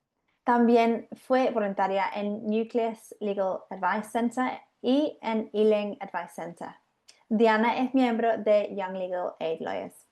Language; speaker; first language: Spanish; non-native, fluent; English